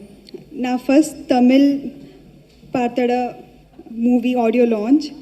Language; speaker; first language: Tamil; non-native, learner; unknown